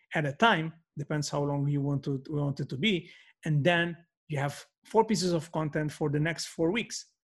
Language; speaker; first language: English; non-native, fluent; Maltese